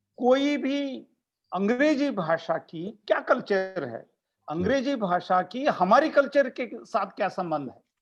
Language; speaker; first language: Hindi; non-native, local second language; Kannada